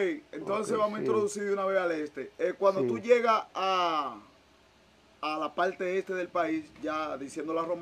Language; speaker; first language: Spanish; native; Spanish